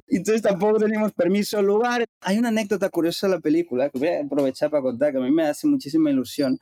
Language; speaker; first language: Spanish; native; Spanish